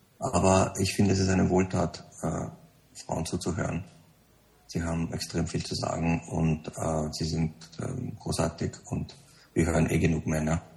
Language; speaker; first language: German; early bilingual, other home language; Persian